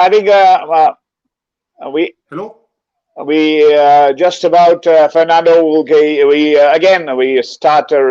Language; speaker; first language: English; non-native, local second language; Bangla